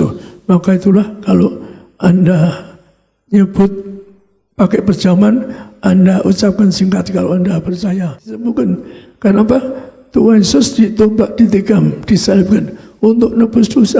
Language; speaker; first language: Indonesian; native; Indonesian